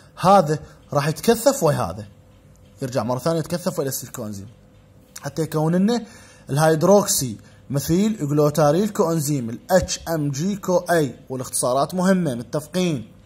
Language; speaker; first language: Arabic; native; Arabic